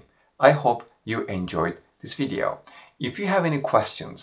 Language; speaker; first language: English; non-native, fluent; Turkish